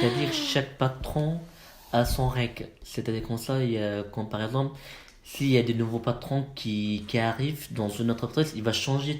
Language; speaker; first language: French; non-native, learner; Malay